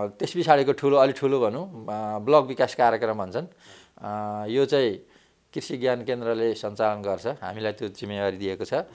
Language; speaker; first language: Nepali; native; Nepali